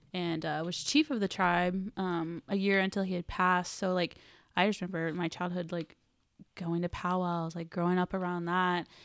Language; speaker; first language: English; native; English